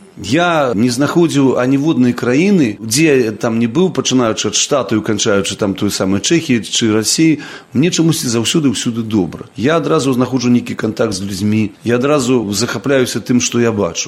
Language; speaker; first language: Belarusian; native; Belarusian